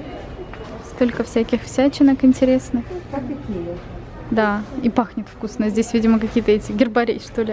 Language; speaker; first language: Russian; native; Russian